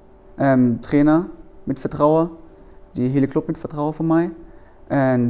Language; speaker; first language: Dutch; non-native, learner; German